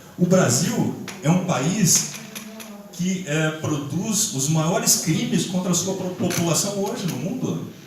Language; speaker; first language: Portuguese; native; Portuguese